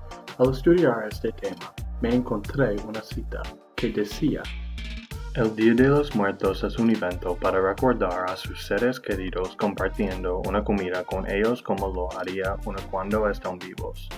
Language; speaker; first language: Spanish; non-native, learner; English